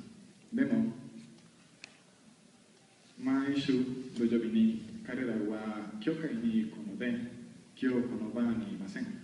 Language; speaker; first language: Japanese; non-native, learner; Spanish